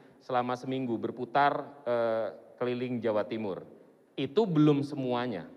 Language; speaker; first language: Indonesian; native; Indonesian